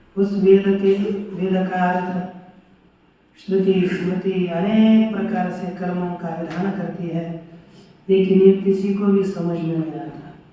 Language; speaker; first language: Hindi; non-native, local second language; Marathi